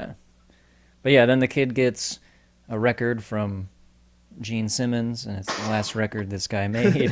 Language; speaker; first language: English; native; English